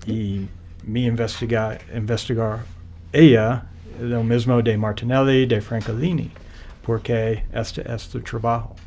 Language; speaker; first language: Spanish; non-native, learner; English